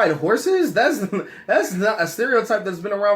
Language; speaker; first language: English; native; English